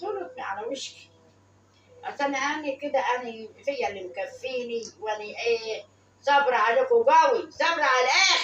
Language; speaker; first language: Arabic; native; Arabic